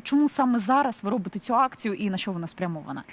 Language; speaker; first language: Ukrainian; native; Ukrainian